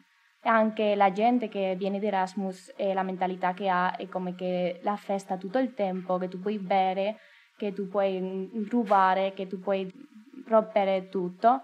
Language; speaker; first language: Italian; non-native, learner; Spanish